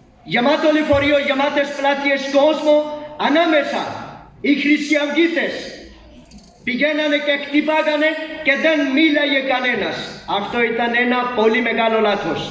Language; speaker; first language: Greek; non-native, learner; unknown